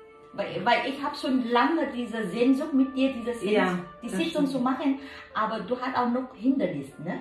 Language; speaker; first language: German; non-native, learner; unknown